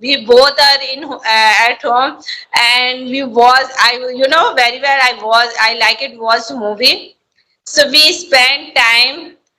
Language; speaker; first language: English; non-native, learner; Hindi